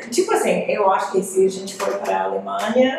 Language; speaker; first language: Portuguese; non-native, fluent; English